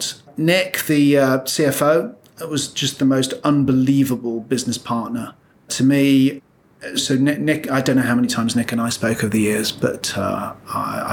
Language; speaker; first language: English; native; English